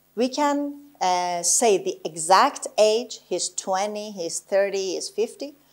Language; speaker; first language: English; non-native, fluent; Persian